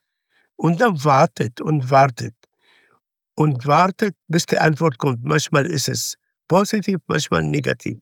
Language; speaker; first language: German; non-native, fluent; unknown